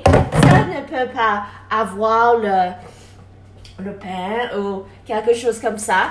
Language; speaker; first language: French; non-native, learner; English